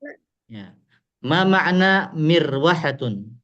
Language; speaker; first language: Arabic; non-native, fluent; Indonesian